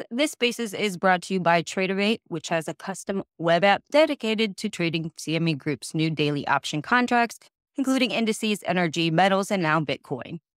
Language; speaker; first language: English; native; English